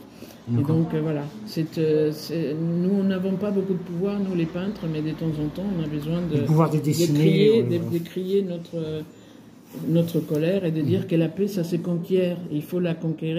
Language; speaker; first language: French; early bilingual, other home language; Spanish